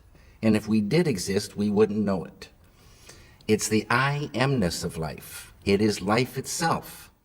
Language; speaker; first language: English; native; English